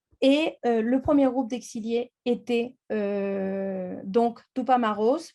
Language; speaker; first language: French; non-native, fluent; Spanish